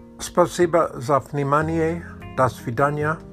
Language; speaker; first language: Russian; non-native, learner; Czech